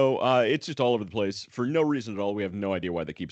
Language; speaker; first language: English; native; English